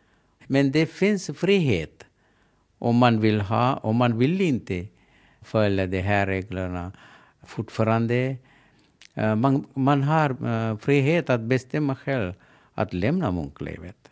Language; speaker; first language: Swedish; non-native, learner; Sinhala